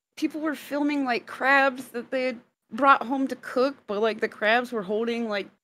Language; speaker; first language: English; native; English